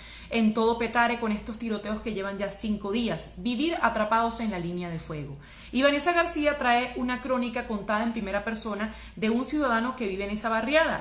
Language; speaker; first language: Spanish; native; Spanish